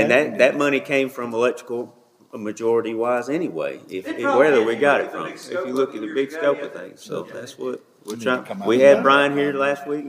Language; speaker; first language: English; native; English